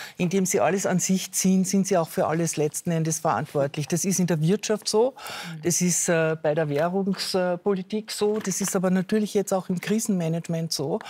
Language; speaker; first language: German; native; German